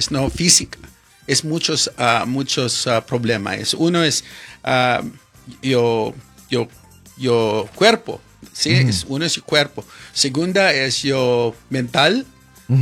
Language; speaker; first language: Spanish; non-native, learner; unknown